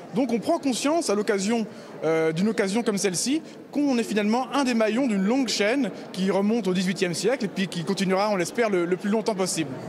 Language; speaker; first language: French; native; French